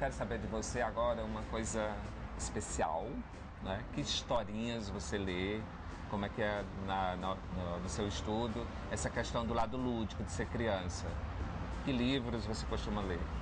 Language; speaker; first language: Portuguese; native; Portuguese